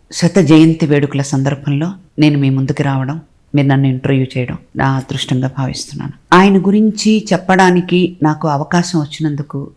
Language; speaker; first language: Telugu; native; Telugu